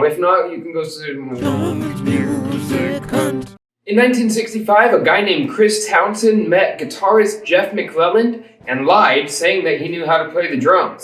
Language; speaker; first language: English; native; English